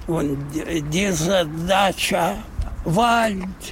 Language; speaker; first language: German; non-native, learner; Russian